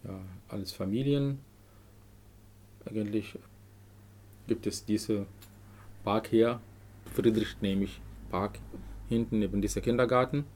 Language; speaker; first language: German; non-native, learner; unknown